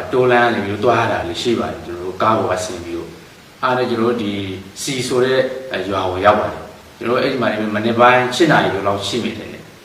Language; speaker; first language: Burmese; native; Burmese